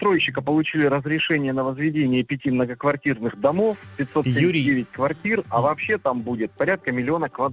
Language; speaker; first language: Russian; native; Russian